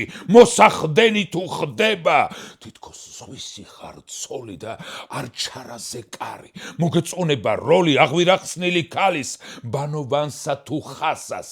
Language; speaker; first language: Georgian; native; Georgian